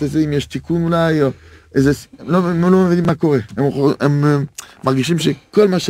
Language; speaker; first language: Hebrew; non-native, fluent; French